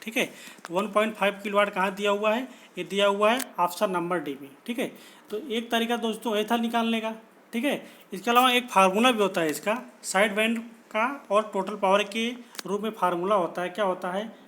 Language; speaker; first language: Hindi; native; Hindi